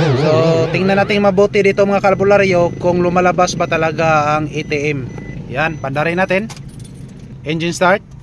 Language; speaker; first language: Filipino; non-native, local second language; Cebuano